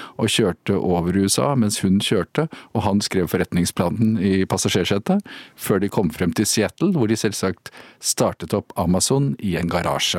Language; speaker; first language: Norwegian; native; Norwegian